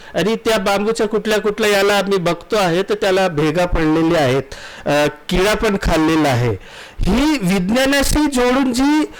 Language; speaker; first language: Marathi; non-native, local second language; Gondi